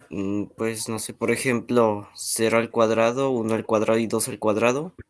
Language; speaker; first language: Spanish; native; Spanish